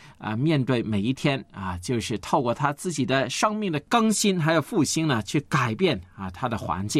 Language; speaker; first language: Chinese; native; Chinese